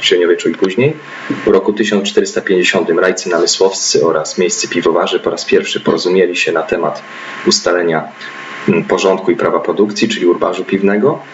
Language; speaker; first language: Polish; native; Polish